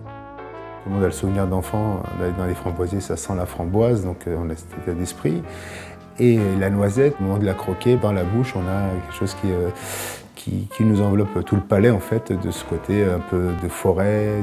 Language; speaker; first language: French; native; French